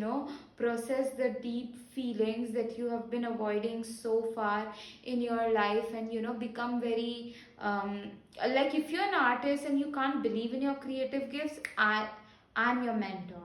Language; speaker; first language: English; non-native, local second language; Hindi